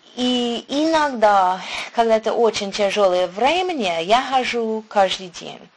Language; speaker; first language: Russian; non-native, learner; English